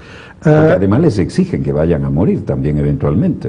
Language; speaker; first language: Spanish; native; Spanish